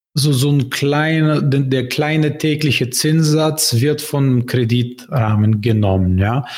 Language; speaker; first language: German; non-native, fluent; Bulgarian